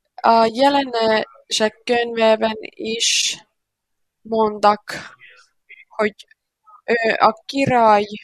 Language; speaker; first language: Hungarian; non-native, learner; Finnish